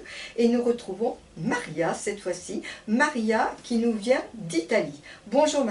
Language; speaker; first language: French; native; French